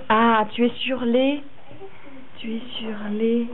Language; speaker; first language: French; native; French